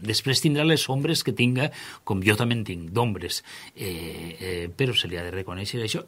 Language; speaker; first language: Catalan; native; Catalan